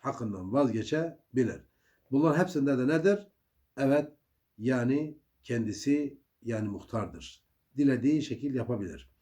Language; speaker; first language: Turkish; native; Turkish